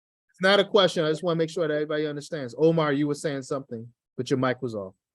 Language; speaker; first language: English; native; English